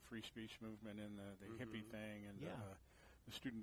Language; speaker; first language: English; native; English